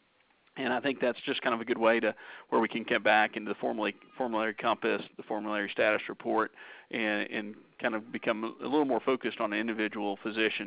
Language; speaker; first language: English; native; English